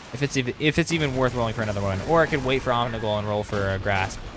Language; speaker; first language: English; native; English